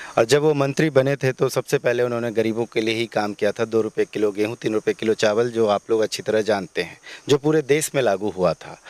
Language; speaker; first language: Hindi; native; Hindi